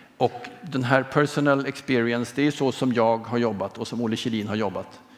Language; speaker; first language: Swedish; native; Swedish